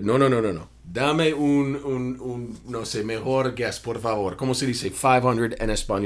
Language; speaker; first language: Spanish; non-native, fluent; English